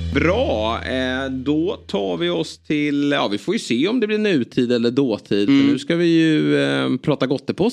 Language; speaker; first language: Swedish; native; Swedish